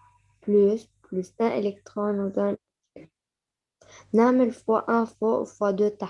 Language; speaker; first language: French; non-native, local second language; Arabic